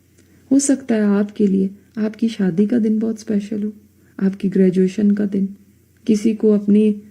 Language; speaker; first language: Urdu; native; Urdu